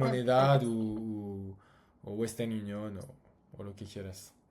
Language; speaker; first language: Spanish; non-native, learner; French